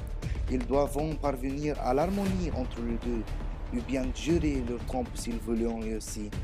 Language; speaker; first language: French; non-native, learner; Arabic